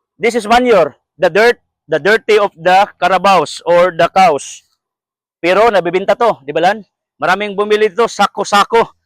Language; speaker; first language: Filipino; non-native, local second language; Cebuano